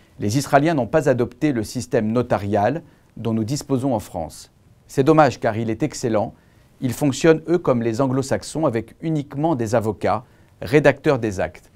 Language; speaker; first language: French; native; French